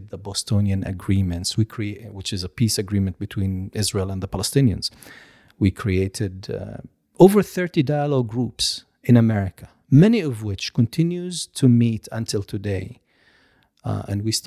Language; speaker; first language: English; non-native, fluent; Hebrew